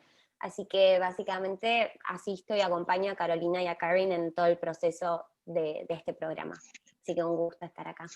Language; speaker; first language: Spanish; native; Spanish